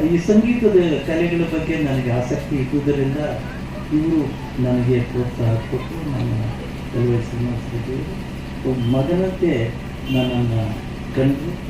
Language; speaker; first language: Kannada; non-native, local second language; Telugu